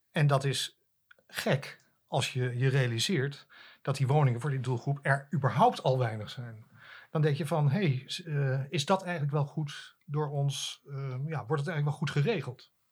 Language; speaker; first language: Dutch; native; Dutch